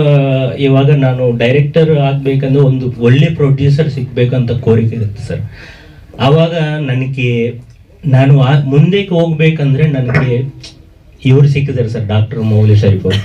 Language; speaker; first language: Kannada; non-native, fluent; Telugu